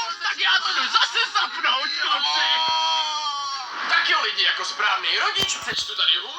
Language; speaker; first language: Czech; native; Czech